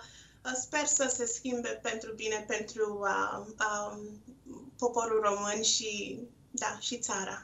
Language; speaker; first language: Romanian; non-native, local second language; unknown